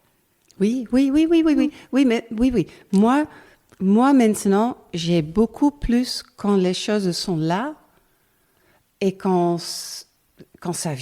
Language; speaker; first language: French; non-native, learner; Dutch